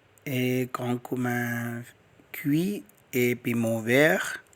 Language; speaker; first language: French; non-native, learner; Tamil